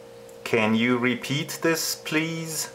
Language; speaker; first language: English; non-native, fluent; German